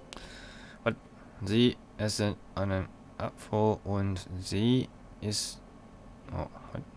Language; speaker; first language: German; non-native, learner; English